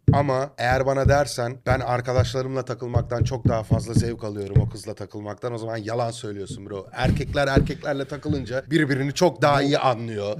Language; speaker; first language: Turkish; early bilingual, heritage; Turkish